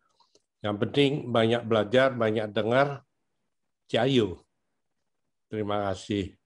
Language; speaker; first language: Indonesian; non-native, fluent; Chinese